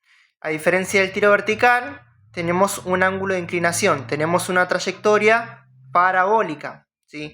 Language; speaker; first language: Spanish; native; Spanish